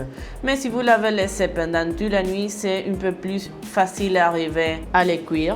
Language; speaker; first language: French; non-native, learner; Spanish